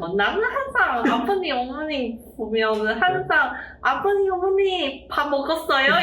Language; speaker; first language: Korean; non-native, learner; Chinese